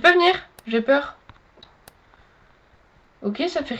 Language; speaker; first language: French; native; French